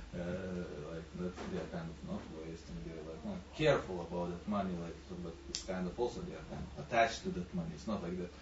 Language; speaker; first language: English; non-native, fluent; Lithuanian